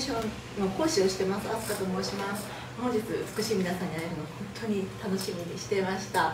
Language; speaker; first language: Japanese; native; Japanese